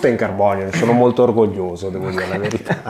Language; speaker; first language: Italian; native; Italian